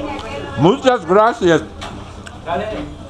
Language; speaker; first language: Spanish; non-native, learner; English